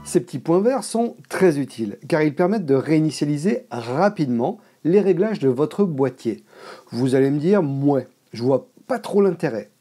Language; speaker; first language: French; native; French